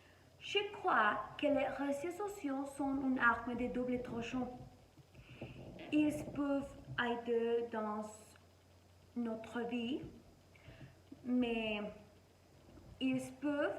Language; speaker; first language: French; non-native, learner; Spanish